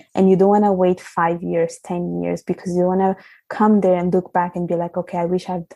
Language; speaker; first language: English; non-native, fluent; Italian